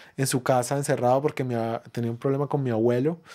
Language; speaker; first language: Spanish; native; Spanish